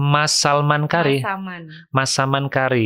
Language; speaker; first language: Indonesian; native; Indonesian